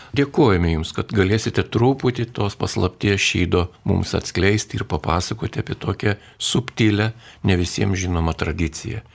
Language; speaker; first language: Lithuanian; native; Lithuanian